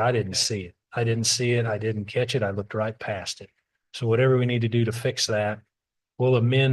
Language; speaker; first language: English; native; English